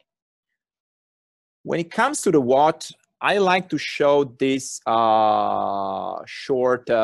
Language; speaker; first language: English; non-native, fluent; Italian